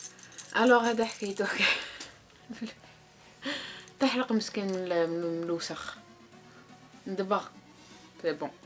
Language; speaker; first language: Arabic; early bilingual, heritage; Arabic